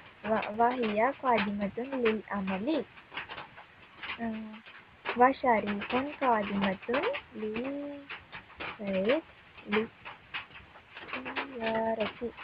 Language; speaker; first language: Arabic; non-native, learner; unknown